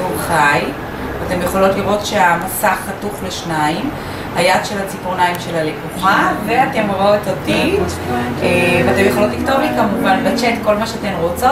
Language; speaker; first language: Hebrew; native; Hebrew